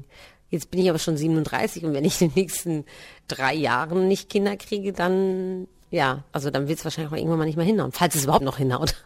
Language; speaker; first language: German; native; German